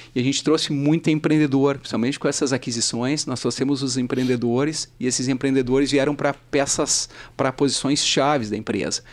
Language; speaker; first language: Portuguese; native; Portuguese